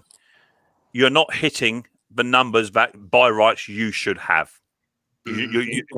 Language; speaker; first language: English; native; English